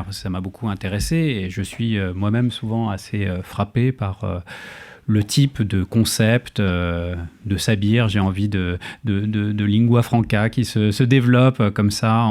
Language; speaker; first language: French; native; French